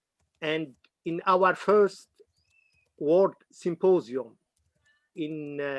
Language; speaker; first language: English; non-native, fluent; Arabic